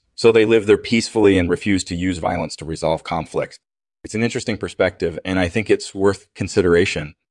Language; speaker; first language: English; native; English